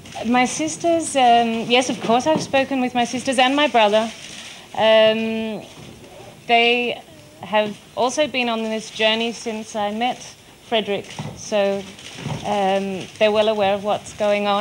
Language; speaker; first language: English; native; English